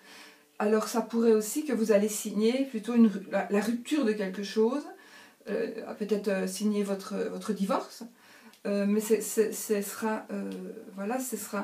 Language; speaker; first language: French; native; French